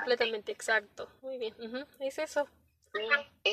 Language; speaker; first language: Spanish; native; Spanish